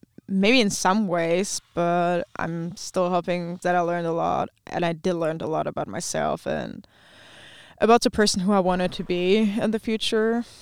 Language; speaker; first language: English; non-native, fluent; German